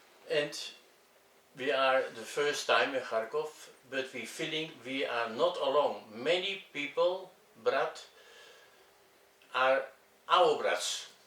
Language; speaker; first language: English; non-native, learner; Dutch